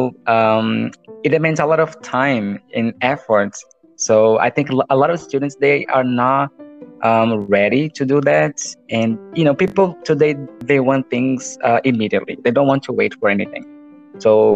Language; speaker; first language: English; non-native, fluent; Portuguese